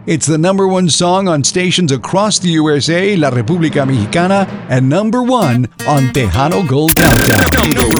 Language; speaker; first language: English; early bilingual, other home language; Spanish